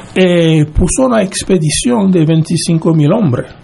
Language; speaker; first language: Spanish; non-native, fluent; Haitian Creole